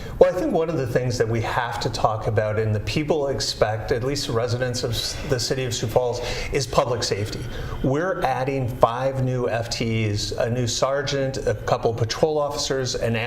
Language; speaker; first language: English; native; English